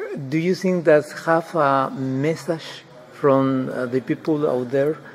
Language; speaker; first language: English; non-native, learner; Spanish